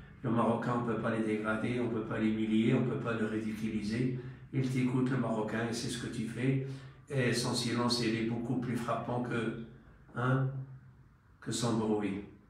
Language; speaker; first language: French; non-native, local second language; Arabic